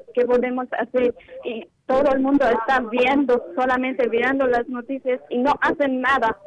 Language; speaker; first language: Spanish; non-native, learner; Kurdish